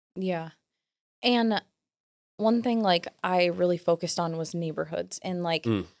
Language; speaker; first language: English; native; English